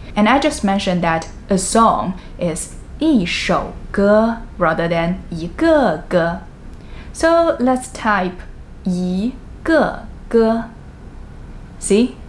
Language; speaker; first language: English; non-native, fluent; Chinese